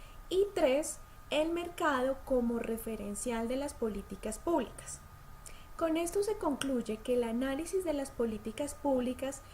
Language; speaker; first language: Spanish; native; Spanish